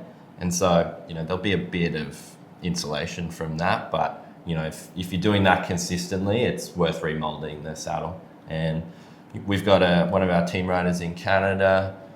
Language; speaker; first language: English; native; English